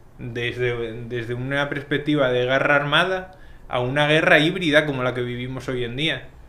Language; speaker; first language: Spanish; native; Spanish